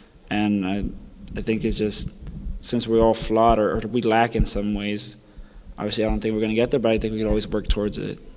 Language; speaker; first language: English; early bilingual, other home language; Spanish